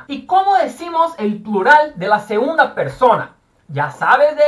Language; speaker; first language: Spanish; non-native, fluent; Portuguese